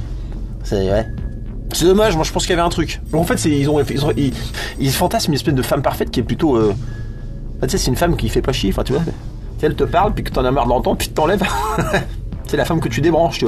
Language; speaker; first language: French; native; French